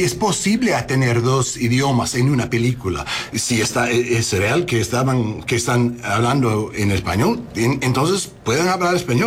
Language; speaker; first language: Spanish; non-native, learner; English